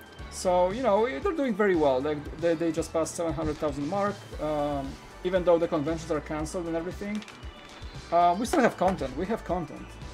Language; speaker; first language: English; non-native, fluent; Polish